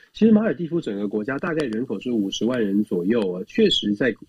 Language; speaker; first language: Chinese; native; Chinese